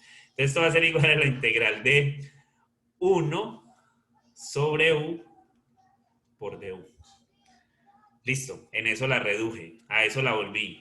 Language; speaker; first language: Spanish; native; Spanish